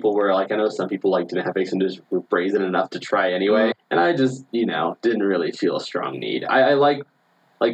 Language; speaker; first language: English; native; English